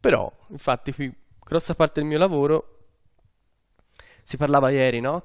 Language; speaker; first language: Italian; native; Italian